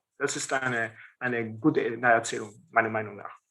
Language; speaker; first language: German; non-native, fluent; French